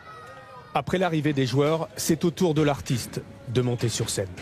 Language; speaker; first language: French; native; French